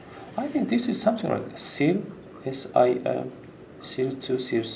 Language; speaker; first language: English; non-native, learner; Japanese